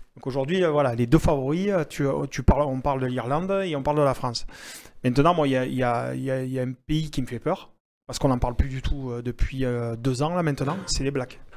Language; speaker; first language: French; native; French